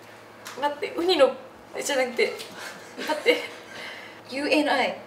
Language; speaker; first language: Japanese; native; Japanese